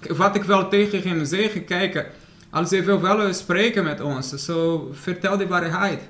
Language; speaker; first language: Dutch; non-native, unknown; Portuguese